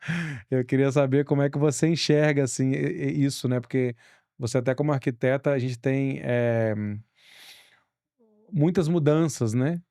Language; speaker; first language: Portuguese; native; Portuguese